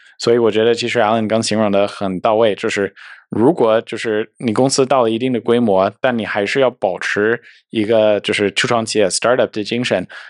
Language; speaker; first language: Chinese; non-native, fluent; English